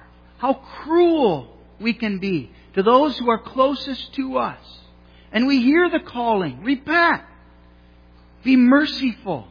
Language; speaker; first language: English; native; English